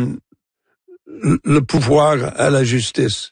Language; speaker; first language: French; non-native, fluent; English